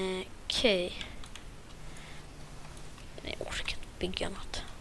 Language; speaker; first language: Swedish; native; Swedish